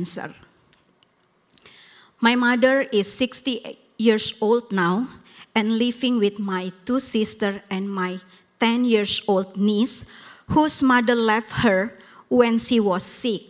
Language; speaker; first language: English; non-native, learner; Indonesian